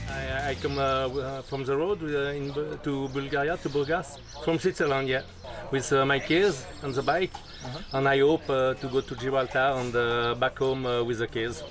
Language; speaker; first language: English; non-native, learner; French